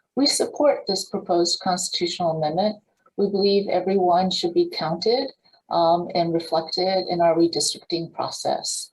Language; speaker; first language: English; native; English